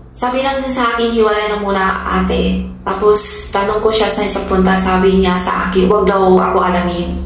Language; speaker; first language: Filipino; non-native, learner; Chinese